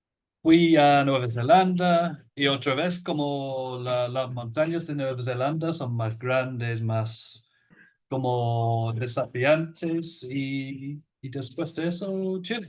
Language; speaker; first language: Spanish; non-native, fluent; English